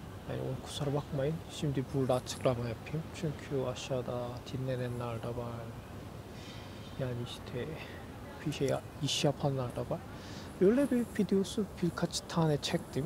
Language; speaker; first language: Turkish; non-native, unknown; Korean